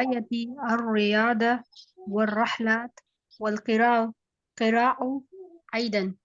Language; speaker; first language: Arabic; non-native, learner; Urdu